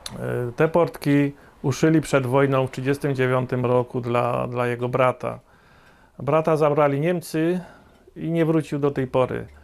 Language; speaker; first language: Polish; native; Polish